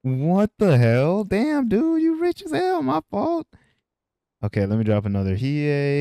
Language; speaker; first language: English; native; English